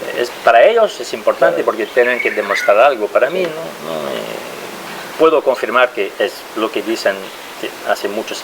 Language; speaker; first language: Spanish; non-native, fluent; French